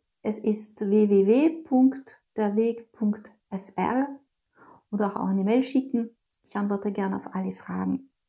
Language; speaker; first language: German; non-native, fluent; French